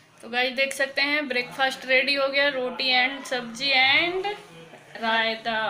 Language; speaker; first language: Hindi; native; Hindi